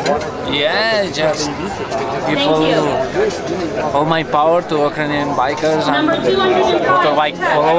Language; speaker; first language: English; non-native, learner; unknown